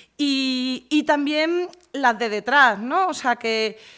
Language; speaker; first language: Spanish; native; Spanish